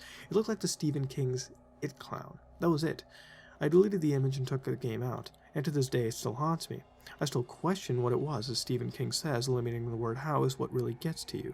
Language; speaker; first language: English; native; English